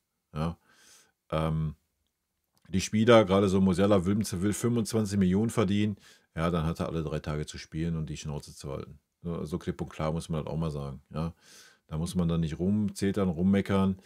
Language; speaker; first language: German; native; German